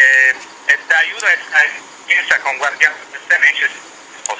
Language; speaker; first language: Spanish; non-native, learner; Italian